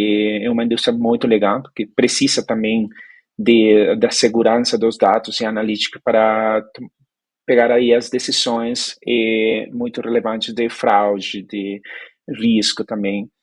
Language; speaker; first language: Portuguese; non-native, fluent; Spanish